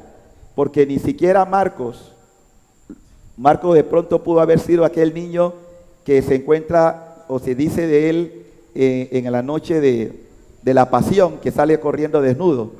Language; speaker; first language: Spanish; native; Spanish